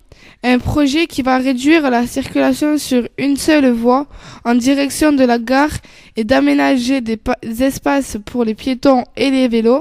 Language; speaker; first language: French; native; French